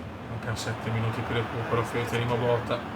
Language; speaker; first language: Italian; native; Italian